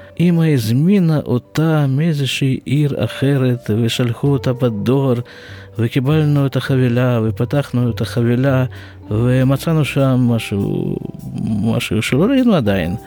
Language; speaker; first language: Hebrew; non-native, fluent; Russian